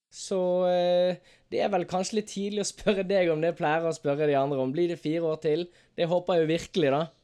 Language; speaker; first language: Norwegian; native; Norwegian